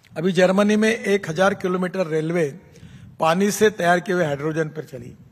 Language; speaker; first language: Hindi; non-native, local second language; Marathi